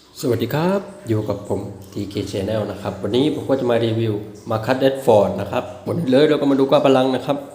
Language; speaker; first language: Thai; native; Thai